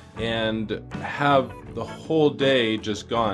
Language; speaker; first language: English; native; English